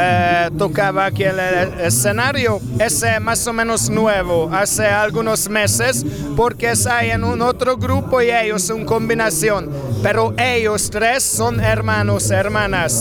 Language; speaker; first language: Spanish; non-native, fluent; Hungarian